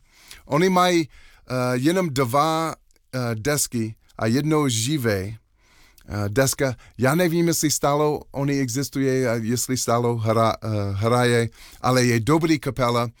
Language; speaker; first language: Czech; non-native, learner; English